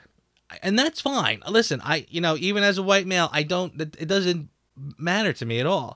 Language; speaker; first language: English; native; English